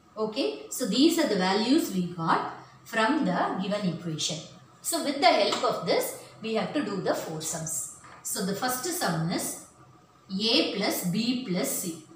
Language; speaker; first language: English; non-native, local second language; Tamil